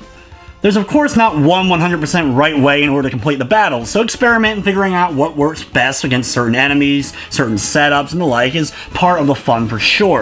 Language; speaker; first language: English; native; English